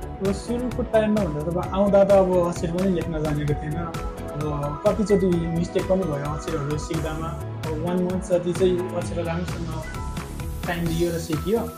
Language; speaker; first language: Nepali; native; Nepali